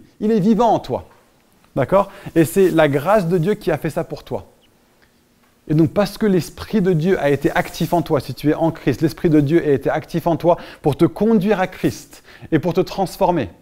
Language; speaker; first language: French; native; French